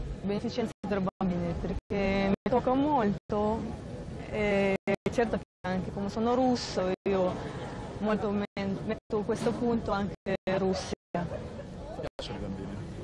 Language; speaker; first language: Italian; non-native, learner; Russian